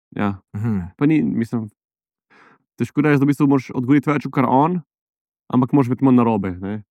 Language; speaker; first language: Slovenian; native; Slovenian